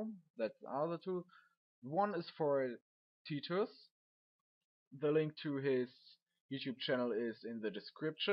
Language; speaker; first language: English; non-native, learner; German